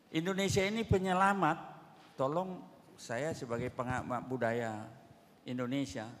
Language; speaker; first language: Indonesian; non-native, local second language; Batak Toba